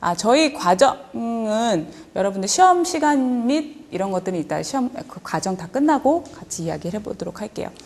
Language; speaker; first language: Korean; early bilingual, heritage; Korean